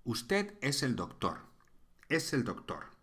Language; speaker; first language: Spanish; non-native, fluent; English